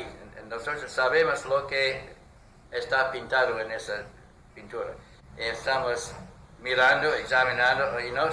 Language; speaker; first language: Spanish; non-native, learner; English